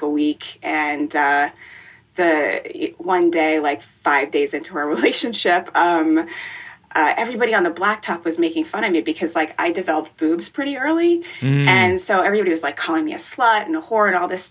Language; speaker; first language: English; native; English